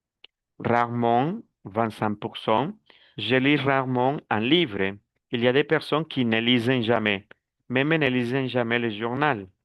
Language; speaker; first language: French; non-native, fluent; Spanish